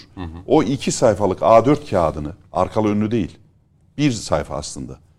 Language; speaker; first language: Turkish; native; Turkish